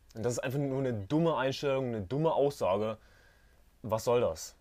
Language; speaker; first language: German; native; German